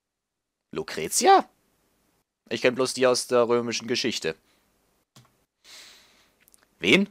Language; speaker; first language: German; native; German